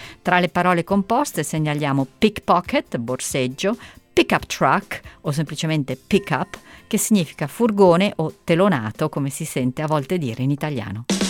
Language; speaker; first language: Italian; native; Italian